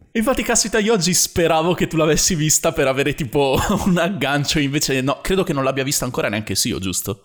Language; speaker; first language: Italian; native; Italian